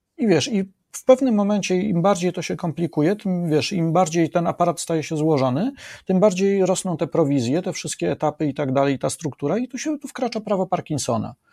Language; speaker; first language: Polish; native; Polish